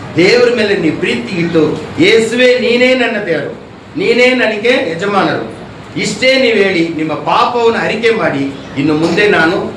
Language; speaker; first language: Kannada; non-native, local second language; Telugu